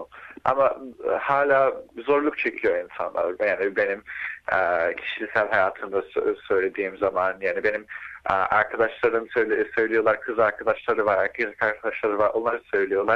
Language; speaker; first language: Turkish; early bilingual, heritage; Turkish